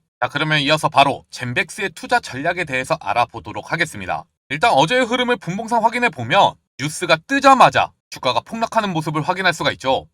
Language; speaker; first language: Korean; native; Korean